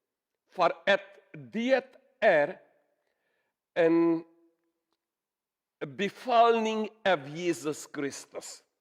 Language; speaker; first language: Swedish; non-native, learner; Urdu